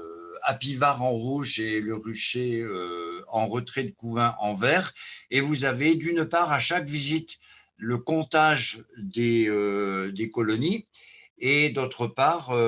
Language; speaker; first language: French; native; French